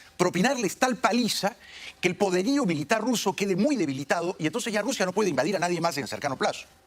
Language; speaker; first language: Spanish; native; Spanish